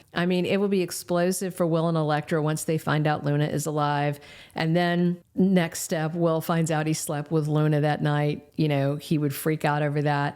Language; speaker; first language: English; native; English